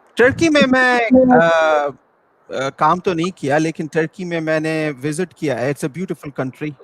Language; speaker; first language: Urdu; non-native, local second language; Sindhi